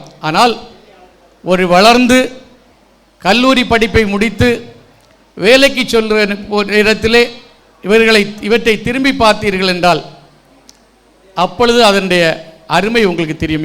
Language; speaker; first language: Tamil; native; Tamil